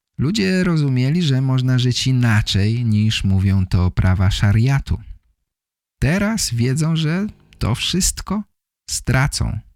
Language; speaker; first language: Polish; native; Polish